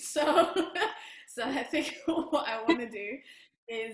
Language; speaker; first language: English; non-native, local second language; Kinyarwanda